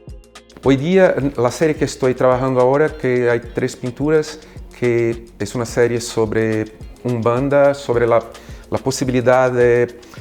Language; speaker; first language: Spanish; non-native, fluent; Portuguese